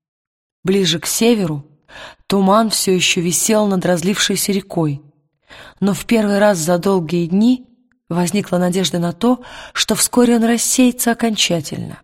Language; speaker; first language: Russian; native; Russian